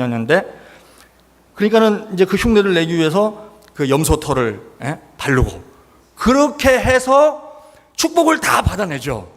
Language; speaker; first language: Korean; native; Korean